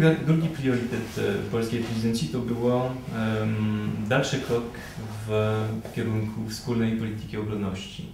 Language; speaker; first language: Polish; non-native, fluent; French